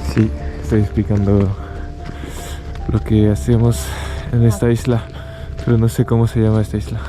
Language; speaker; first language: Spanish; non-native, learner; French